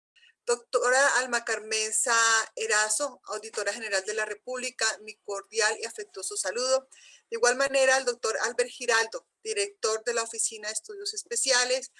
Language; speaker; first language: Spanish; native; Spanish